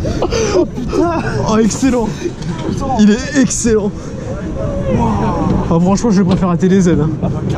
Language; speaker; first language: French; native; French